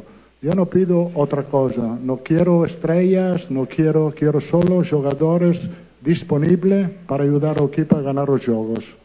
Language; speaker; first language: Portuguese; non-native, learner; Italian